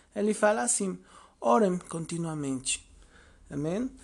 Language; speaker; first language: Portuguese; non-native, fluent; Spanish